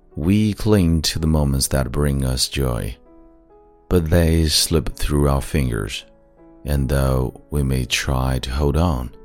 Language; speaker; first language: English; non-native, fluent; Chinese